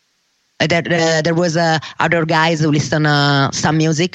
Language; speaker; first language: English; non-native, learner; Russian